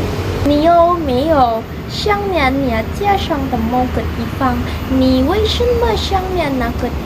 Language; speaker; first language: Chinese; non-native, learner; Indonesian